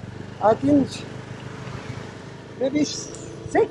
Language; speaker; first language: English; non-native, learner; Indonesian